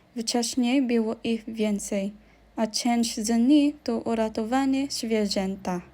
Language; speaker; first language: Polish; non-native, learner; Filipino